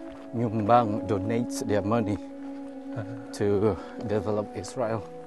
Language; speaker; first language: English; non-native, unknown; Indonesian